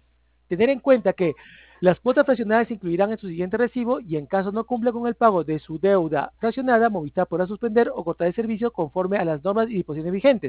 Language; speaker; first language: Spanish; native; Spanish